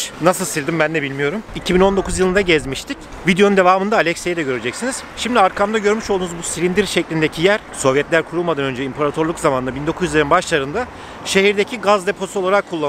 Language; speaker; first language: Turkish; native; Turkish